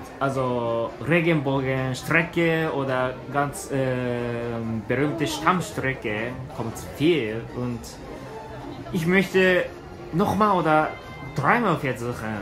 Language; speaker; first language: German; non-native, learner; Japanese